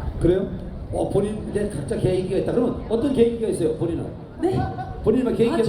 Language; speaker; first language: Korean; native; Korean